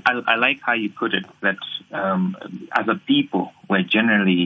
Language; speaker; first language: English; non-native, local second language; Nyanja